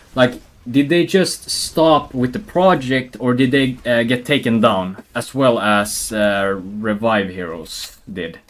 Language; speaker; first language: English; non-native, fluent; Swedish